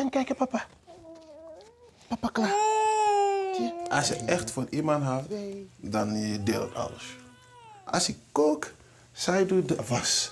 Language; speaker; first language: Dutch; non-native, learner; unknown